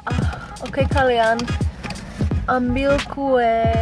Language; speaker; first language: Indonesian; non-native, learner; Turkish